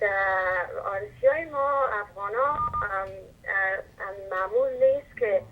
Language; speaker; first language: Persian; native; Persian